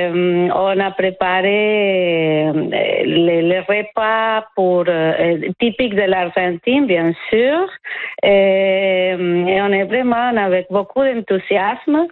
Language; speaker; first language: French; non-native, fluent; Spanish